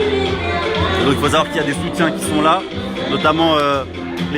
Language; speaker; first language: French; native; French